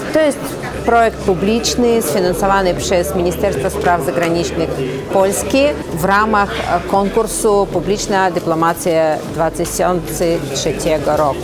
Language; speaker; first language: Polish; non-native, local second language; Belarusian